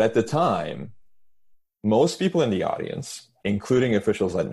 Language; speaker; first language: English; non-native, fluent; Turkish